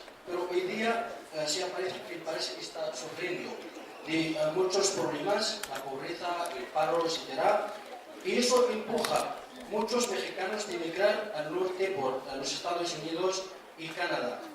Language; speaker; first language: Spanish; non-native, fluent; Arabic